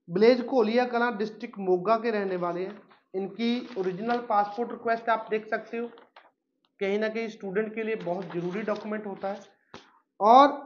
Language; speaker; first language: Hindi; non-native, local second language; Punjabi